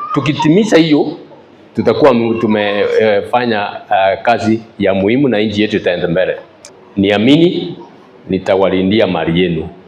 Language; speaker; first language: Swahili; non-native, local second language; Gusii